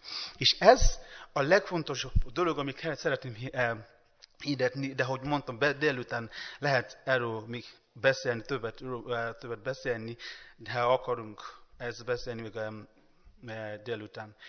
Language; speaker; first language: Hungarian; non-native, learner; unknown